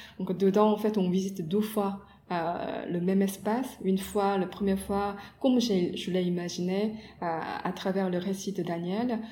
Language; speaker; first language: French; non-native, fluent; Korean